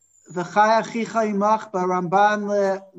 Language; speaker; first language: Hebrew; non-native, fluent; English